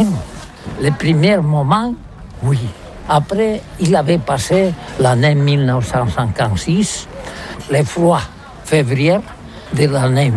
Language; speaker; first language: French; non-native, learner; Catalan